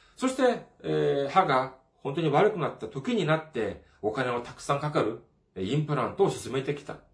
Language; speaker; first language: Japanese; non-native, fluent; Korean